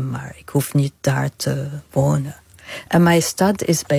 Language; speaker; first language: Dutch; non-native, fluent; Arabic